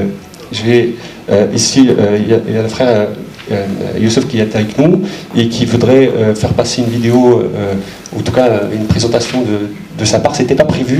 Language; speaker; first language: French; native; French